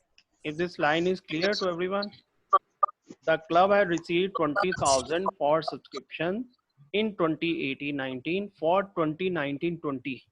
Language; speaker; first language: English; non-native, local second language; Hindi